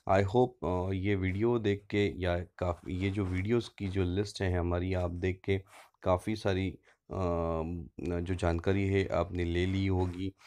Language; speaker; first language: Hindi; non-native, local second language; Marathi